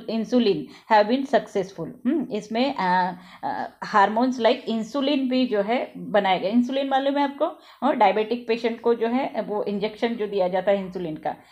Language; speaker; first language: Hindi; non-native, local second language; Marathi